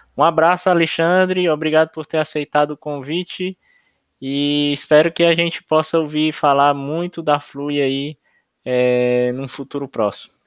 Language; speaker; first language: Portuguese; native; Portuguese